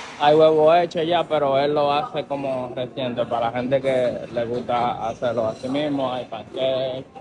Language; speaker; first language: Spanish; native; Spanish